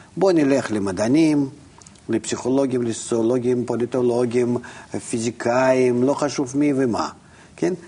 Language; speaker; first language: Hebrew; non-native, fluent; Russian